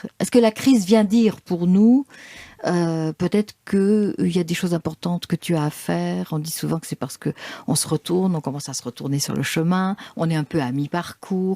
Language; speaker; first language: French; native; French